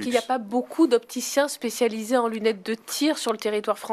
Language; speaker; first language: French; native; French